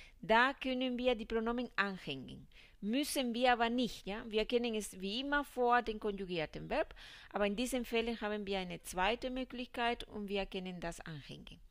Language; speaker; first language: German; non-native, fluent; Spanish